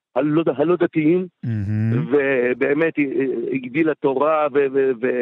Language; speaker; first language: Hebrew; native; Hebrew